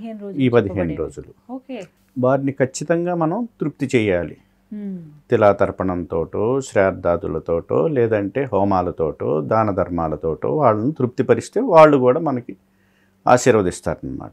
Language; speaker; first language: Telugu; native; Telugu